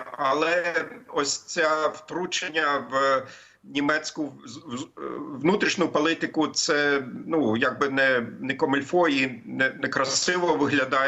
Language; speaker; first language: Ukrainian; non-native, fluent; German